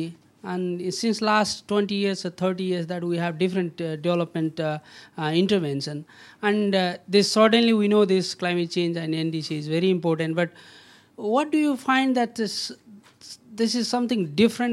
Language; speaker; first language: English; non-native, local second language; Nepali